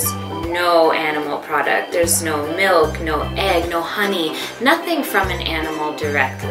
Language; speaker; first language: English; early bilingual, other home language; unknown